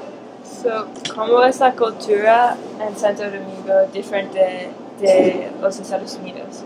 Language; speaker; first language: Spanish; non-native, learner; English